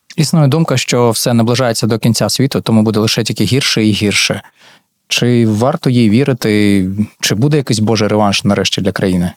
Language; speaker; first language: Ukrainian; native; Ukrainian